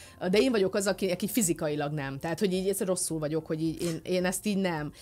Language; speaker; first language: Hungarian; native; Hungarian